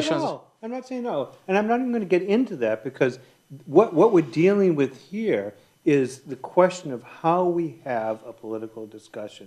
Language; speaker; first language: English; native; English